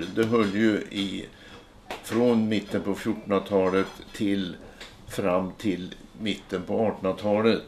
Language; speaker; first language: Swedish; native; Swedish